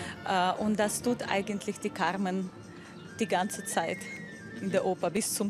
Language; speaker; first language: German; non-native, fluent; Russian